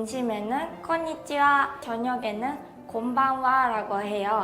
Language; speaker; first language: Korean; non-native, fluent; Japanese